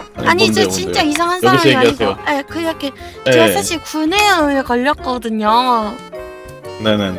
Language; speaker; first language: Korean; native; Korean